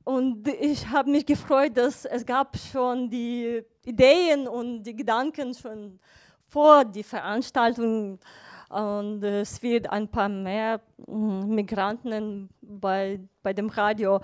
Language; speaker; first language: German; non-native, learner; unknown